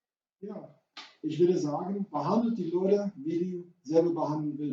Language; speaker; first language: German; non-native, fluent; English